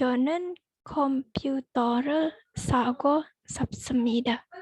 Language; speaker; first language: Korean; non-native, learner; Indonesian